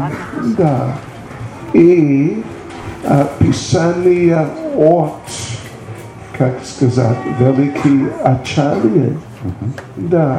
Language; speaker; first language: Russian; non-native, learner; English